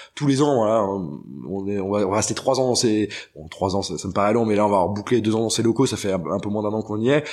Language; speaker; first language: French; native; French